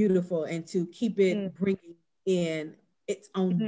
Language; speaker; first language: English; native; English